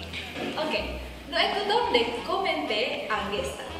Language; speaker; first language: French; non-native, learner; Indonesian